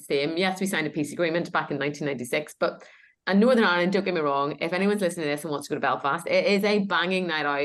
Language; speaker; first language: English; native; English